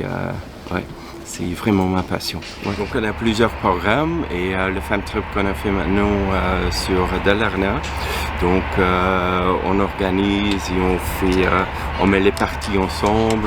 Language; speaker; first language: French; non-native, fluent; Swedish